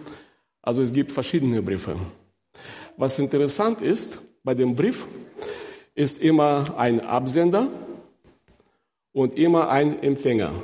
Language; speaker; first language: German; non-native, fluent; Russian